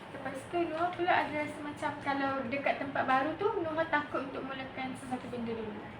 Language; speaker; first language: Malay; native; Malay